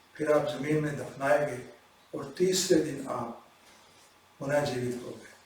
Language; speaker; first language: Hindi; non-native, local second language; Punjabi